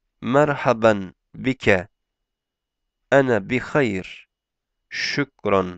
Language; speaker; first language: Arabic; non-native, fluent; Turkish